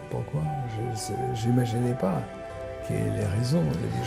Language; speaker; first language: French; non-native, fluent; Russian